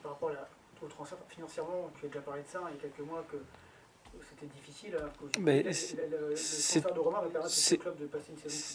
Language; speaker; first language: French; native; French